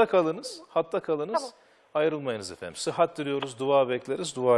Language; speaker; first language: Turkish; native; Turkish